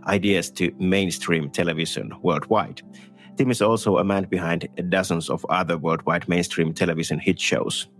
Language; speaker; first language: English; non-native, fluent; Finnish